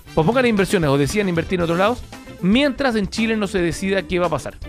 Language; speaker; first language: Spanish; native; Spanish